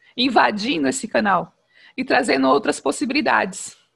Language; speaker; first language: Portuguese; native; Portuguese